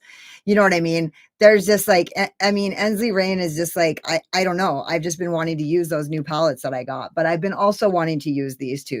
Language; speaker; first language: English; native; English